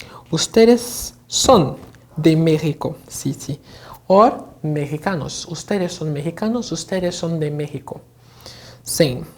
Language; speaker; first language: Spanish; non-native, fluent; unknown